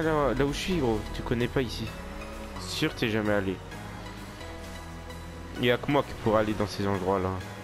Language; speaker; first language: French; native; French